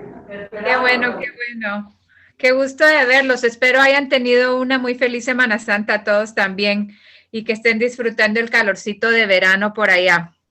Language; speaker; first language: Spanish; native; Spanish